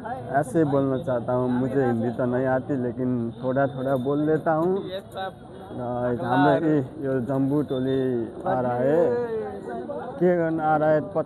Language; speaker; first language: Hindi; non-native, learner; Nepali